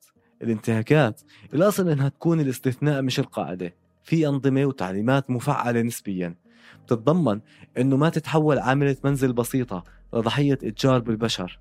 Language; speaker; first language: Arabic; native; Arabic